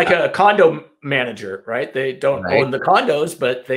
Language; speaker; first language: English; native; English